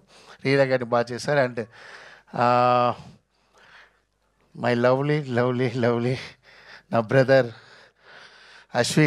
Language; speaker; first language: Telugu; non-native, fluent; Tamil